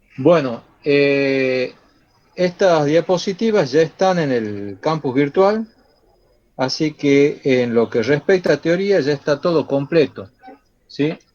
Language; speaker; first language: Spanish; native; Spanish